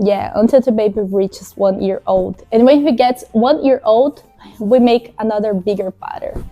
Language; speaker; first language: English; non-native, fluent; Portuguese